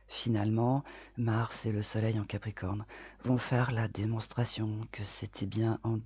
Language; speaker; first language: French; native; French